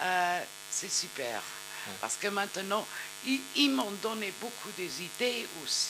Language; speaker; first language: French; non-native, fluent; German